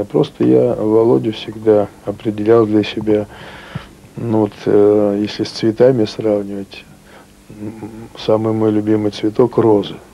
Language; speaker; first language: Russian; native; Russian